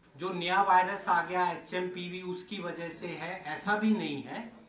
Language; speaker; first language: Hindi; non-native, local second language; Marathi